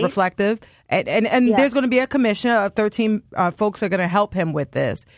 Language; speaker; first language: English; native; English